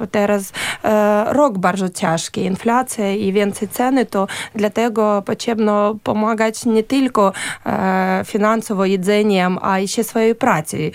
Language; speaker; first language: Polish; non-native, learner; Ukrainian